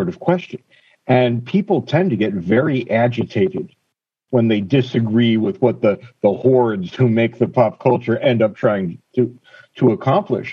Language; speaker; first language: English; native; English